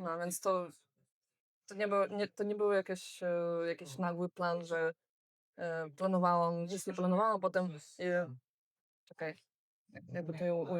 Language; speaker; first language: Polish; non-native, fluent; Belarusian